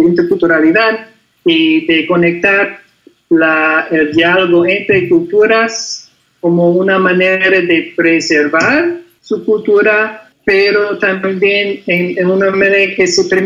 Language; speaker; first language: Spanish; non-native, fluent; English